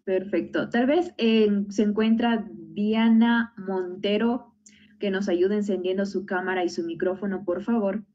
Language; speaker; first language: Spanish; native; Spanish